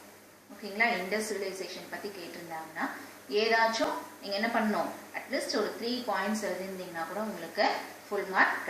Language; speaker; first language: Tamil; native; Tamil